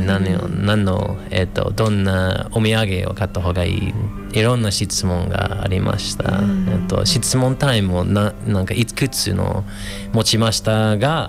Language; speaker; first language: Japanese; non-native, fluent; English